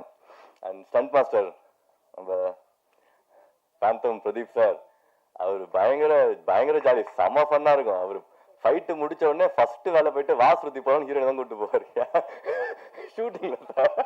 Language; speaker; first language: Tamil; native; Tamil